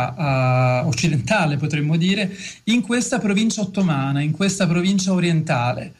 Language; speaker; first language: Italian; native; Italian